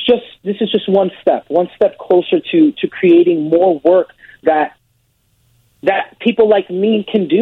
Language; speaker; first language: English; native; English